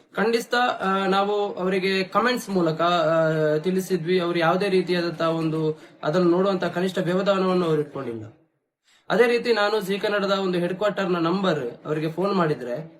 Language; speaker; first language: Kannada; non-native, local second language; Tulu